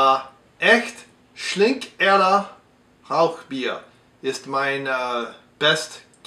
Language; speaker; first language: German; non-native, learner; English